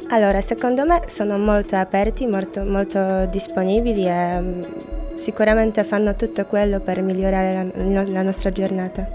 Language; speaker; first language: Italian; non-native, fluent; Polish